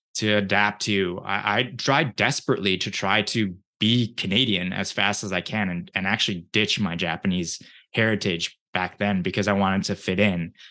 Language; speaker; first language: English; early bilingual, other home language; Japanese